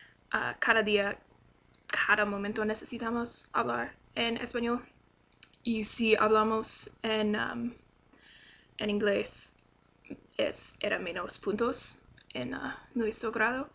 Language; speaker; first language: Spanish; non-native, learner; English